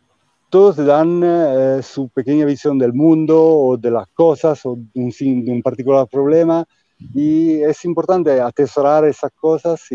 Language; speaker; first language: Spanish; non-native, fluent; Italian